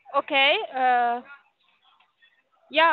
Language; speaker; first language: German; non-native, fluent; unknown